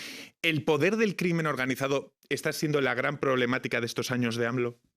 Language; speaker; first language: Spanish; native; Spanish